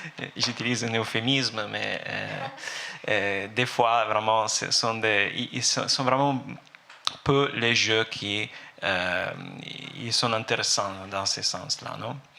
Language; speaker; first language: French; non-native, fluent; Italian